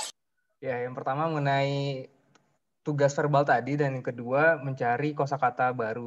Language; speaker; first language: Indonesian; native; Indonesian